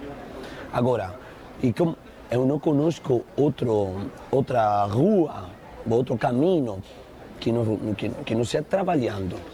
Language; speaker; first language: Portuguese; non-native, learner; Spanish